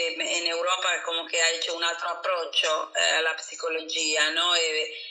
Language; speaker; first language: Italian; non-native, fluent; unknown